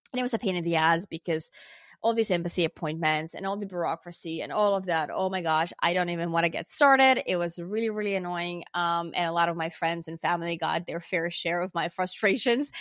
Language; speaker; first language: English; non-native, fluent; Finnish